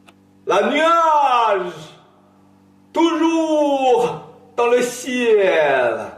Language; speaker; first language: French; non-native, learner; Chinese